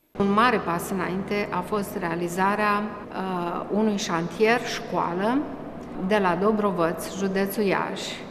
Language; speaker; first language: Romanian; native; Romanian